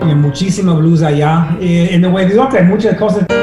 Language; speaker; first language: Spanish; non-native, fluent; English